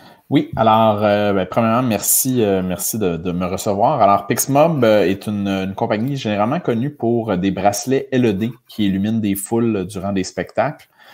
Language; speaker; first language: French; native; French